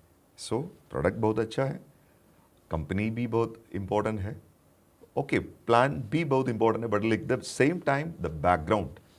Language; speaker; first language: Hindi; non-native, local second language; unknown